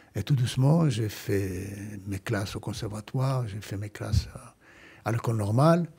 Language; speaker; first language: French; non-native, fluent; Greek